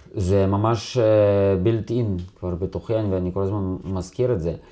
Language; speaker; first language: Hebrew; non-native, fluent; Russian